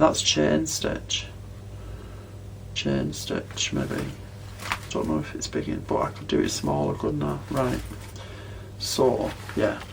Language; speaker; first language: English; native; English